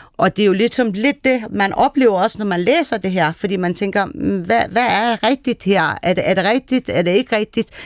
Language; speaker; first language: Danish; early bilingual, other home language; Persian